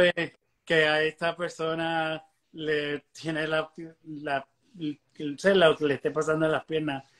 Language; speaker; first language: Spanish; native; Spanish